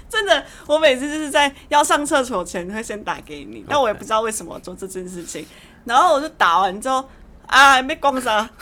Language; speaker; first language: Chinese; early bilingual, heritage; Chinese